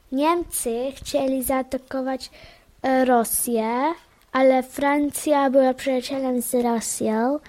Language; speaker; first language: Polish; early bilingual, heritage; Polish